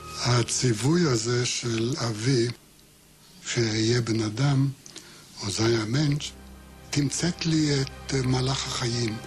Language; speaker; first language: Hebrew; non-native, fluent; Yiddish